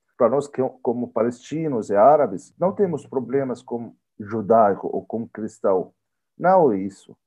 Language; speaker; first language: Portuguese; non-native, learner; Arabic